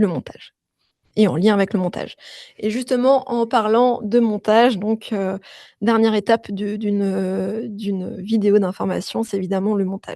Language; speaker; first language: French; native; French